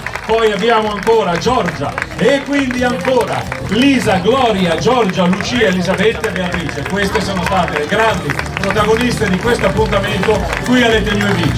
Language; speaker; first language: Italian; native; Italian